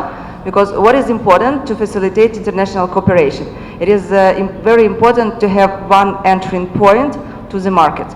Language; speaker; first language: English; non-native, fluent; Ukrainian